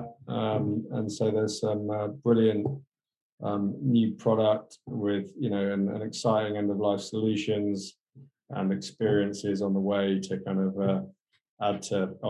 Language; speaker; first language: English; native; English